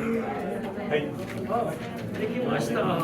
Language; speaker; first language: Japanese; non-native, learner; English